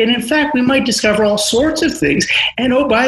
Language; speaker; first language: English; native; English